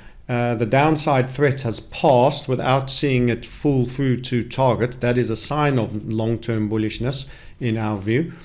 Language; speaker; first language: English; native; English